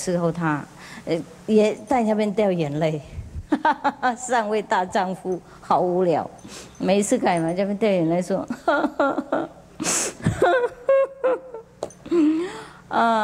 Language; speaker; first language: Chinese; non-native, fluent; Vietnamese